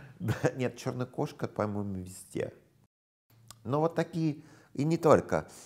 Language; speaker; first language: Russian; non-native, fluent; English